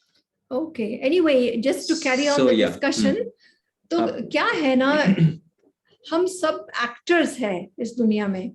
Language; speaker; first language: Hindi; native; Hindi